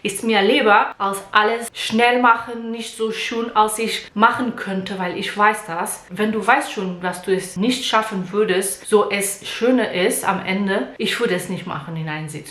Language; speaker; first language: German; non-native, learner; Portuguese